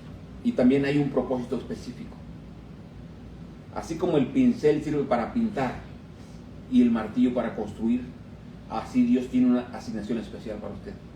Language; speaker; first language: Spanish; native; Spanish